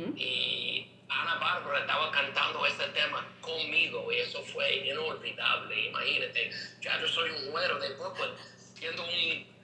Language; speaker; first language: Spanish; non-native, learner; English